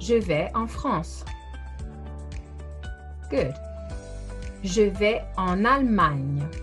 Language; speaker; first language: French; non-native, fluent; English